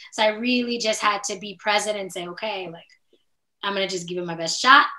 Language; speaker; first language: English; native; English